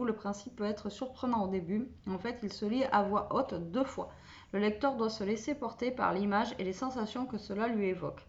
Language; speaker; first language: French; native; French